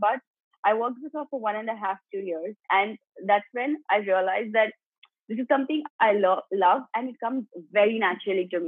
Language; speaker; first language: English; non-native, local second language; Gujarati